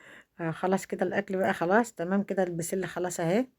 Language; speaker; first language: Arabic; native; Arabic